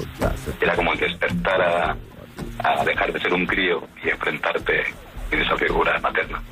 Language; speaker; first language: Spanish; native; Spanish